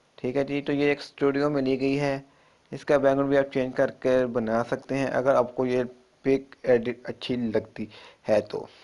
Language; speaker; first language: Urdu; non-native, local second language; Punjabi